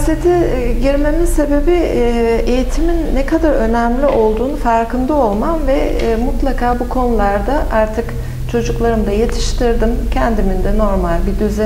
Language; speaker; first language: Turkish; native; Turkish